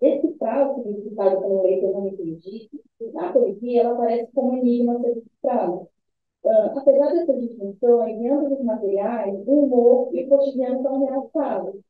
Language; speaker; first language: Portuguese; native; Portuguese